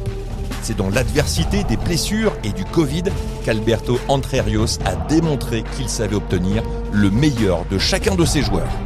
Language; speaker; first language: French; native; French